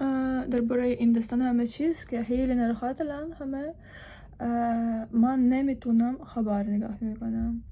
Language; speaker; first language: Persian; non-native, learner; Ukrainian